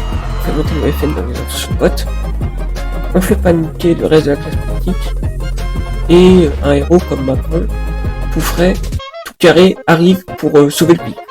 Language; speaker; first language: French; native; French